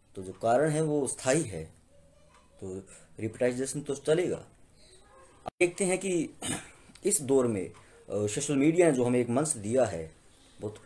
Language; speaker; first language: Hindi; native; Hindi